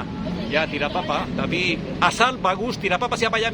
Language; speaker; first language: Indonesian; non-native, fluent; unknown